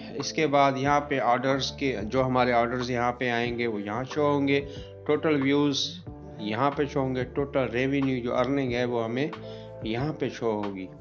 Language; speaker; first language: Urdu; non-native, local second language; Punjabi